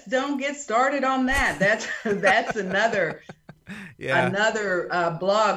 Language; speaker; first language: English; native; English